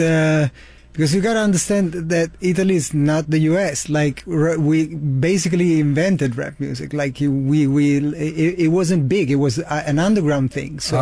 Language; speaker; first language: English; non-native, fluent; Italian